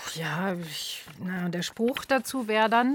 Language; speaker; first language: German; native; German